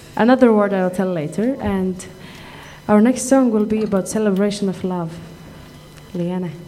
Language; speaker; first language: English; non-native, fluent; Latvian